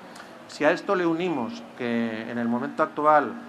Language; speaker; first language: Spanish; native; Spanish